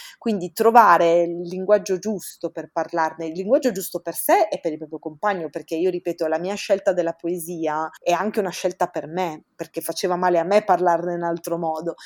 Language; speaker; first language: Italian; native; Italian